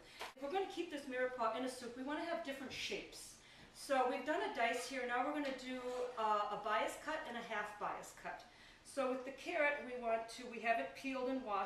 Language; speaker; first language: English; native; English